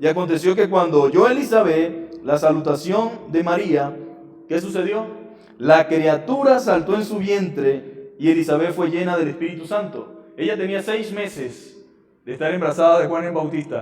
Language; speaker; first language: Spanish; native; Spanish